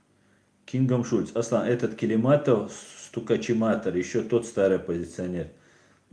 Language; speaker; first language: Russian; non-native, local second language; Chechen